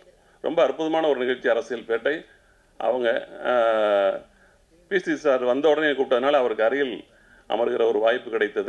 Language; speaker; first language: Tamil; native; Tamil